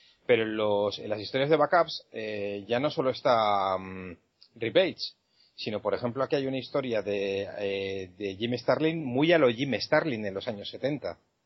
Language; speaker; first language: Spanish; native; Spanish